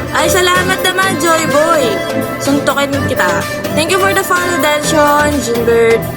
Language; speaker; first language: Filipino; non-native, local second language; Hiligaynon